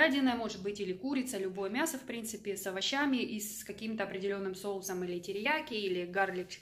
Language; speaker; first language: Russian; native; Russian